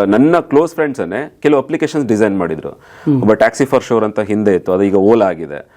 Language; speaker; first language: Kannada; native; Kannada